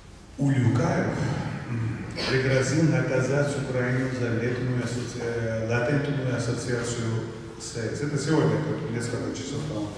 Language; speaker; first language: Russian; non-native, fluent; Georgian